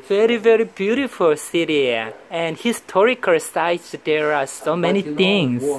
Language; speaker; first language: English; non-native, learner; Korean